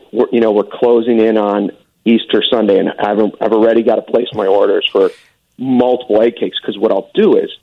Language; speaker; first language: English; native; English